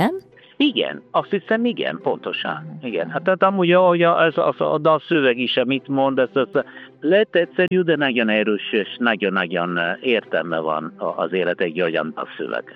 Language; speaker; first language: Hungarian; non-native, learner; Italian